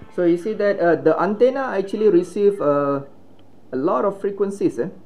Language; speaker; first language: English; non-native, local second language; Malay